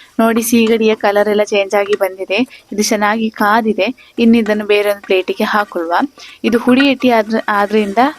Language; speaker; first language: Kannada; non-native, local second language; Tulu